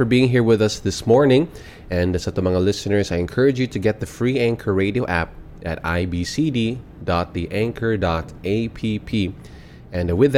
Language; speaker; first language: English; non-native, local second language; Cebuano